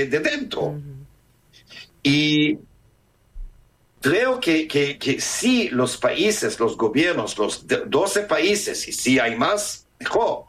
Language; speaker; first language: Spanish; non-native, fluent; Hebrew